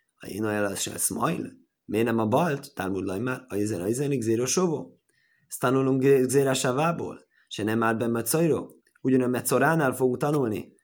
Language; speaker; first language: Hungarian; early bilingual, heritage; Hungarian